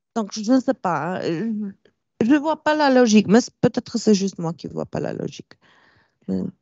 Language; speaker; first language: French; non-native, fluent; Romanian